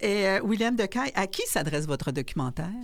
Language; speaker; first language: French; native; French